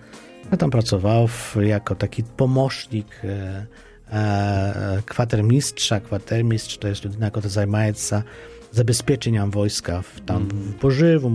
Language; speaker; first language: Polish; non-native, fluent; Ukrainian